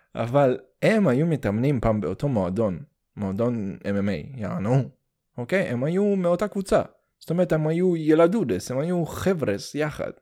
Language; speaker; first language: Hebrew; early bilingual, heritage; Hebrew